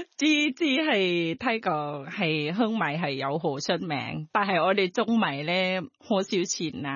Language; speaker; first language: Cantonese; non-native, learner; Thai